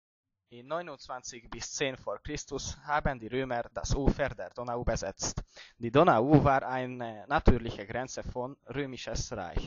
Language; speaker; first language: German; non-native, learner; Hungarian